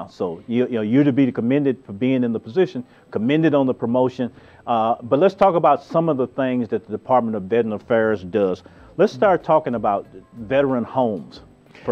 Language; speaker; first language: English; native; English